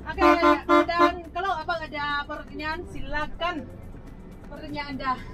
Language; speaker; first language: Indonesian; non-native, fluent; Vietnamese